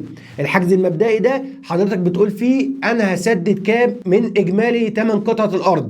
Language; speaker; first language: Arabic; native; Arabic